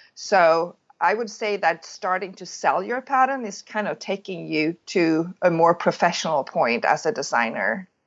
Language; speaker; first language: English; non-native, fluent; Swedish